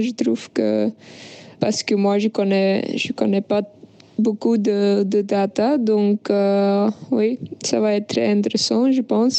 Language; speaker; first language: French; non-native, local second language; Dutch